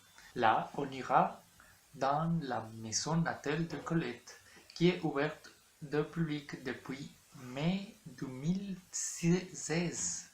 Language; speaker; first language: French; non-native, learner; Spanish